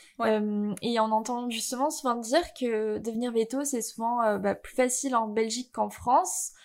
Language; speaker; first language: French; native; French